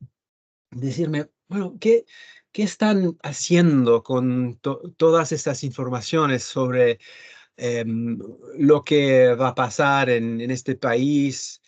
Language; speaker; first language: Spanish; early bilingual, heritage; Spanish